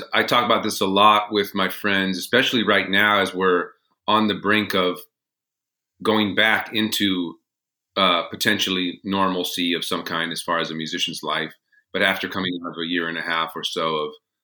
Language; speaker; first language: English; native; English